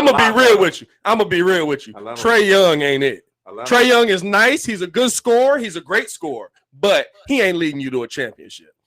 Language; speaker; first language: English; native; English